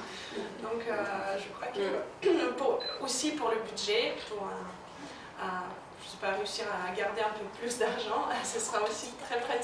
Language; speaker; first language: French; non-native, fluent; Russian